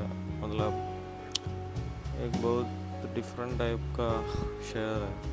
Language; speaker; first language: Hindi; non-native, local second language; Malayalam